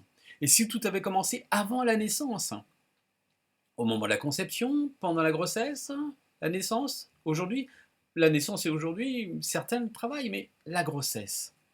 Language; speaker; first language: French; native; French